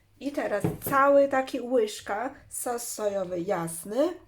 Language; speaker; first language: Polish; non-native, learner; Chinese